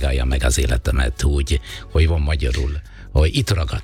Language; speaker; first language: Hungarian; non-native, fluent; Italian